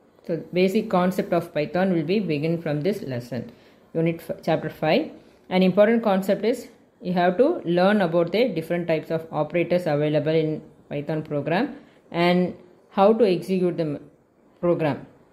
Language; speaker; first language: English; non-native, local second language; Tamil